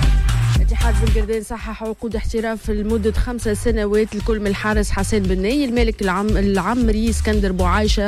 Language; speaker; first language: Arabic; native; Arabic